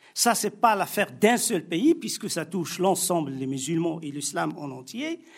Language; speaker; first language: French; non-native, local second language; Arabic